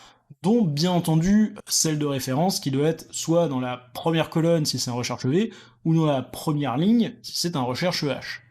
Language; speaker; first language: French; native; French